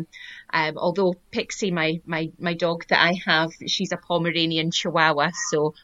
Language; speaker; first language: English; native; English